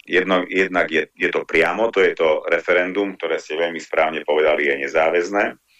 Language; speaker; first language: Slovak; non-native, local second language; Hungarian